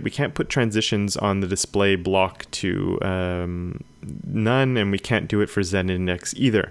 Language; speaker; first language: English; native; English